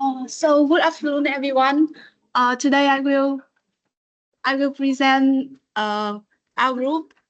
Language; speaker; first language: English; non-native, learner; Vietnamese